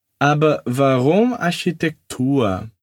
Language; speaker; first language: German; non-native, fluent; Portuguese